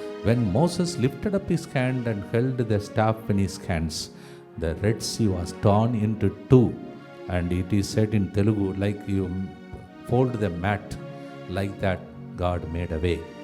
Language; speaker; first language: English; non-native, local second language; Telugu